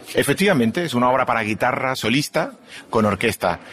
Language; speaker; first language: Spanish; native; Spanish